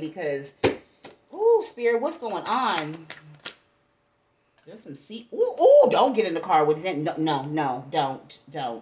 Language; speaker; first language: English; native; English